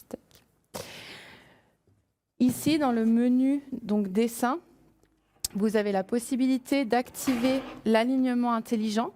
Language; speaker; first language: French; native; French